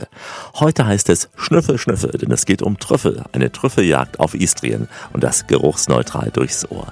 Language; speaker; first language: German; native; German